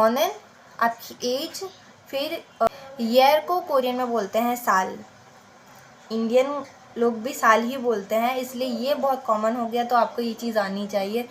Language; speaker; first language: Hindi; native; Hindi